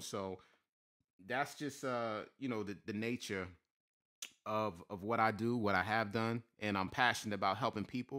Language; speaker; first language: English; native; English